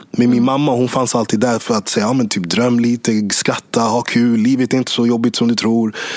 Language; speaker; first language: Swedish; early bilingual, other home language; English